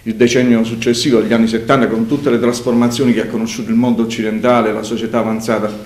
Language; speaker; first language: Italian; native; Italian